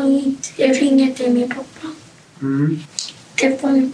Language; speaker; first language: Swedish; early bilingual, other home language; Vietnamese